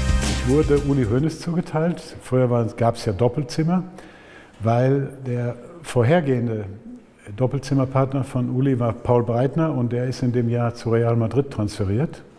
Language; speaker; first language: German; native; German